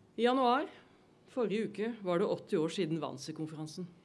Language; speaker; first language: Norwegian; native; Norwegian